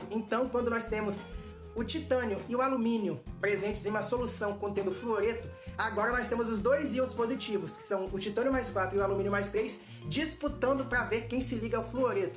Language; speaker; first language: Portuguese; native; Portuguese